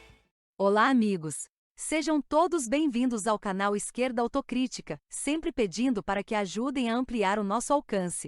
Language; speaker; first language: Portuguese; native; Portuguese